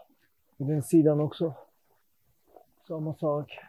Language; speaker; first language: Swedish; non-native, learner; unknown